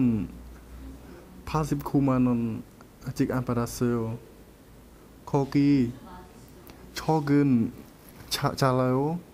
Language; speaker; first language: Korean; non-native, learner; Khmer